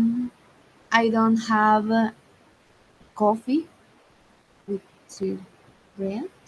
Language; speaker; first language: English; non-native, learner; Spanish